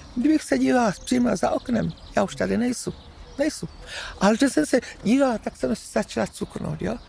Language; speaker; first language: Czech; native; Czech